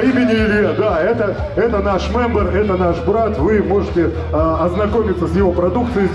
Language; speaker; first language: Russian; native; Russian